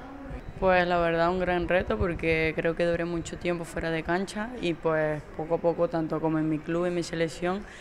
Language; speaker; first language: Spanish; native; Spanish